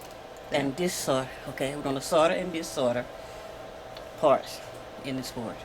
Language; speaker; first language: English; native; English